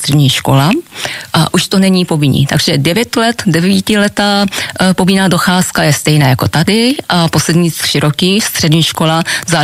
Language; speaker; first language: Czech; non-native, fluent; Japanese